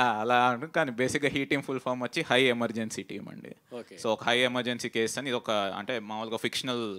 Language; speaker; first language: Telugu; native; Telugu